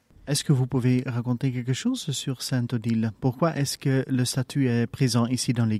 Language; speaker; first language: French; non-native, local second language; Dutch